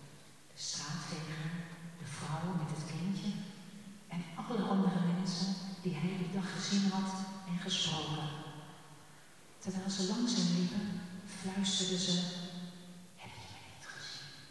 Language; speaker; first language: Dutch; native; Dutch